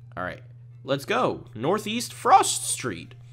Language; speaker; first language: English; native; English